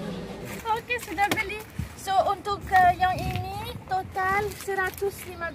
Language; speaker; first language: Indonesian; non-native, learner; French